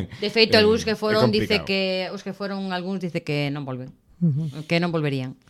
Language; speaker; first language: Galician; non-native, local second language; Spanish